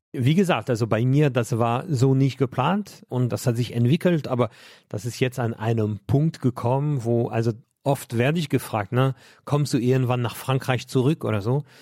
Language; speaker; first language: German; non-native, fluent; French